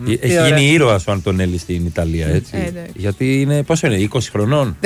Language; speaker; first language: Greek; native; Greek